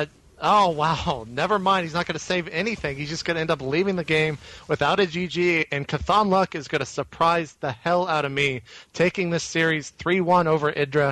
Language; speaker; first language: English; native; English